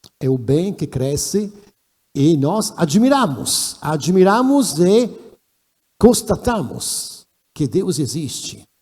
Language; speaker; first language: Portuguese; non-native, fluent; Italian